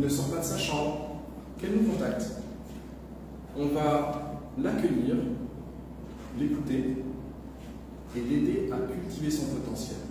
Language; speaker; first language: French; native; French